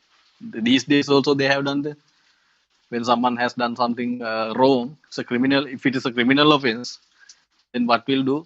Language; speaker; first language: English; non-native, local second language; Sinhala